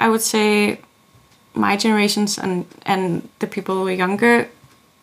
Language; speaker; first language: English; non-native, fluent; Kalaallisut